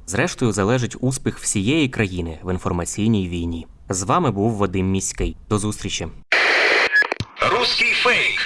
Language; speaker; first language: Ukrainian; native; Ukrainian